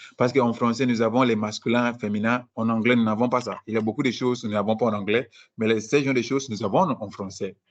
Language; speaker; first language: French; non-native, fluent; Akan